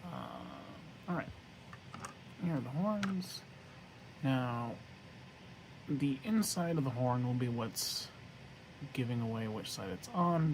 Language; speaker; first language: English; native; English